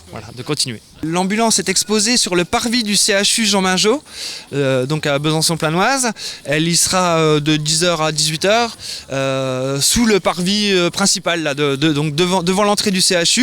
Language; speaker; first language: French; native; French